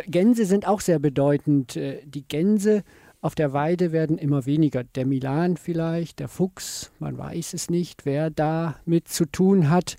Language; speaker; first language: German; native; German